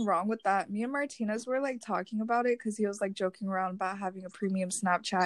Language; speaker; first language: English; non-native, fluent; Korean